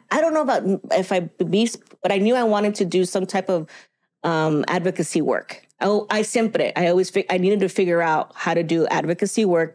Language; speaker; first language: English; early bilingual, other home language; Spanish